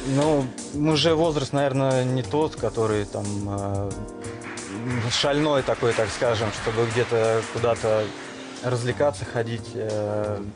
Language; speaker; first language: Russian; native; Russian